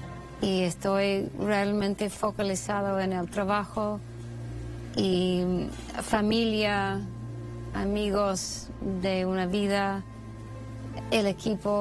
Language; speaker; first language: Spanish; non-native, fluent; English